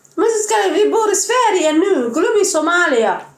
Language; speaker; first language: Swedish; non-native, learner; Somali